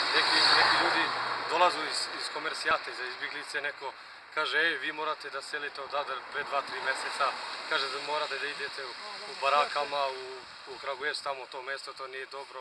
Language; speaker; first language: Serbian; non-native, local second language; Romany